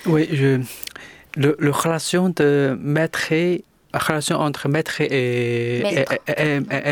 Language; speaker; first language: French; non-native, learner; Chinese